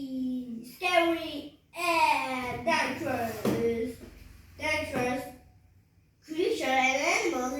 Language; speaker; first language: English; non-native, learner; Vietnamese